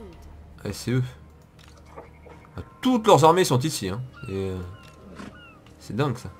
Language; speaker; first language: French; native; French